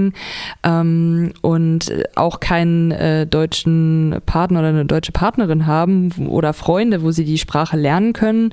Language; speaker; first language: German; native; German